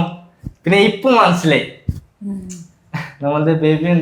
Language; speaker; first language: Malayalam; non-native, learner; Hindi